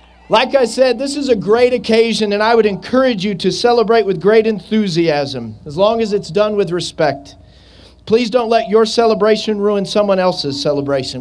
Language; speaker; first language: English; native; English